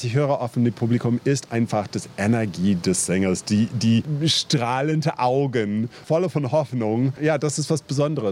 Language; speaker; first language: German; non-native, fluent; English